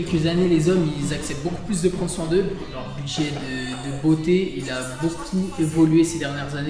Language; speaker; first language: French; native; French